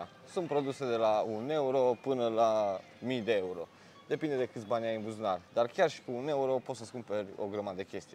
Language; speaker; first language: Romanian; native; Romanian